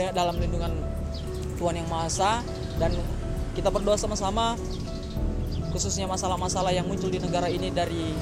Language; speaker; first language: Indonesian; native; Indonesian